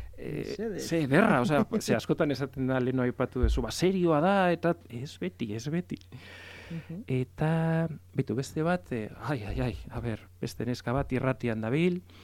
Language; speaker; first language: Basque; native; Basque